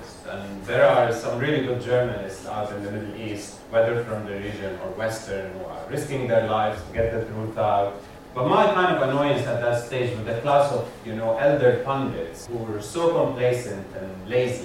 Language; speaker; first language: English; non-native, fluent; Arabic